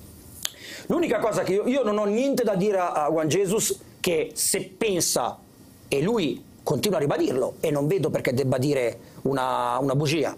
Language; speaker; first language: Italian; native; Italian